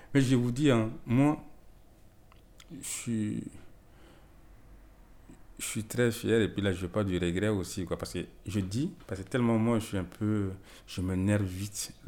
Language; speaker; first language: French; non-native, local second language; Bambara